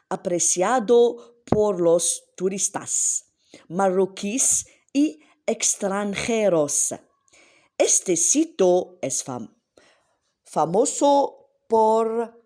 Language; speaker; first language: Spanish; non-native, learner; Arabic